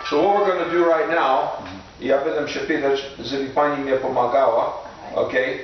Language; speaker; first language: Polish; non-native, learner; English